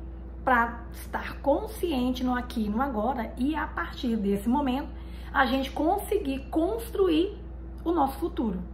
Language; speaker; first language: Portuguese; native; Portuguese